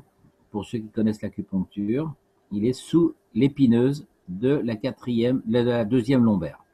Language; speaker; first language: French; native; French